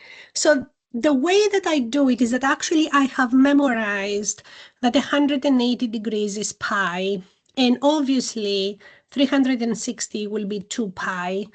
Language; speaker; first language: English; non-native, fluent; Greek